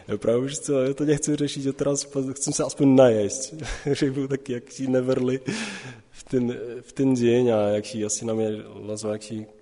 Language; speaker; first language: Czech; non-native, local second language; Polish